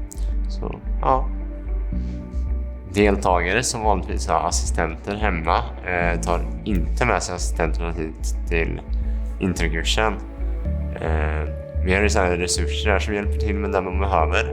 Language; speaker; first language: Swedish; native; Swedish